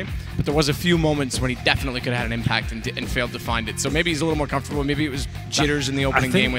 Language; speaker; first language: English; native; English